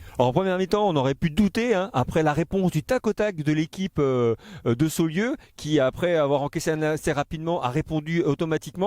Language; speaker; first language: French; native; French